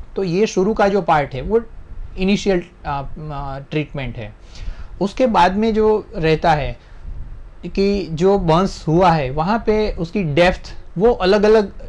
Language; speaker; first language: Hindi; non-native, local second language; Gujarati